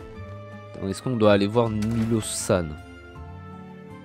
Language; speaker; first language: French; native; French